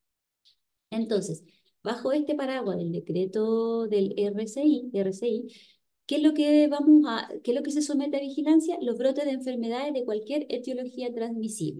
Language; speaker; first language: Spanish; native; Spanish